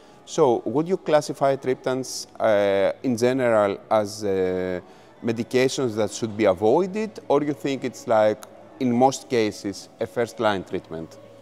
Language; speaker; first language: English; non-native, fluent; Greek